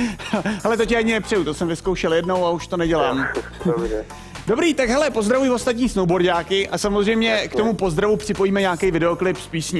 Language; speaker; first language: Czech; native; Czech